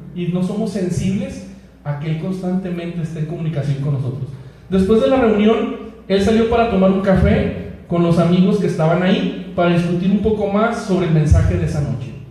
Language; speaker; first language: Spanish; native; Spanish